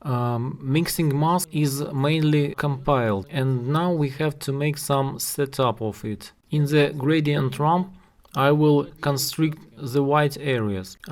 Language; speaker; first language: English; non-native, learner; Russian